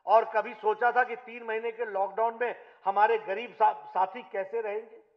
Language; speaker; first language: Hindi; native; Hindi